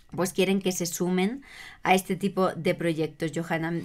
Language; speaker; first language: Spanish; native; Spanish